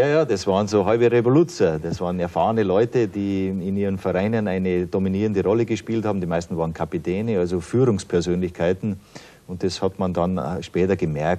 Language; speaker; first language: German; native; German